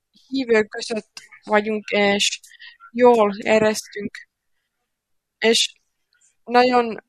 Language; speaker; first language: Hungarian; non-native, learner; Finnish